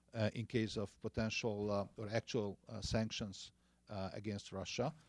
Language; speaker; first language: English; non-native, fluent; Hungarian